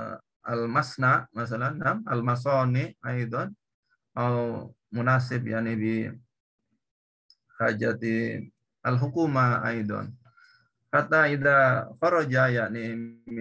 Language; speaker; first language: Arabic; non-native, learner; Indonesian